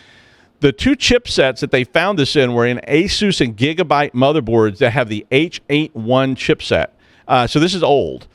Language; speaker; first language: English; native; English